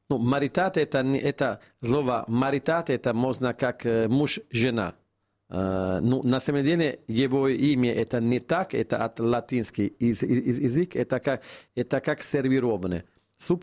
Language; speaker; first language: Russian; non-native, fluent; Italian